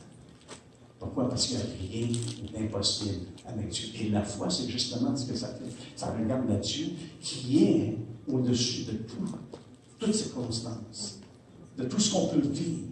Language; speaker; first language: French; native; French